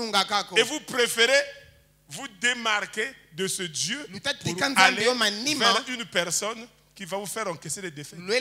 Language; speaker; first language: French; native; French